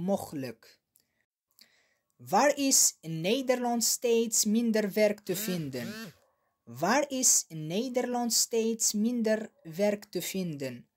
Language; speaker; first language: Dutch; non-native, learner; Arabic